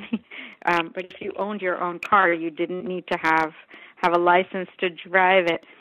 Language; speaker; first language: English; non-native, local second language; Hindi